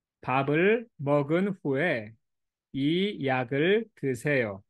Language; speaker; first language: Korean; non-native, fluent; English